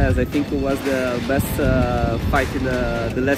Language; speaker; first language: English; non-native, fluent; Portuguese